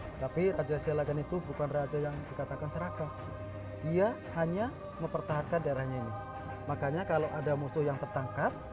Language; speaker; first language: Indonesian; non-native, local second language; Batak Toba